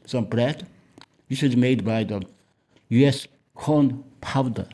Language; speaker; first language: English; non-native, learner; Korean